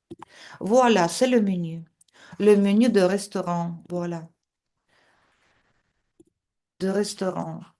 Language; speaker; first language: French; non-native, fluent; Russian